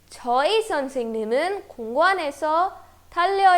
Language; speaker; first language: Korean; non-native, fluent; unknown